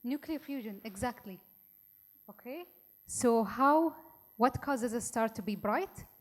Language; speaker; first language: English; non-native, local second language; Arabic